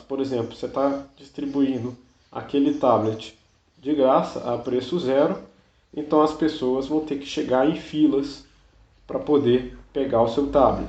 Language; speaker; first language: Portuguese; native; Portuguese